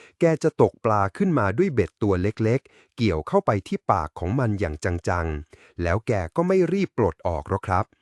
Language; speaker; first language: Thai; native; Thai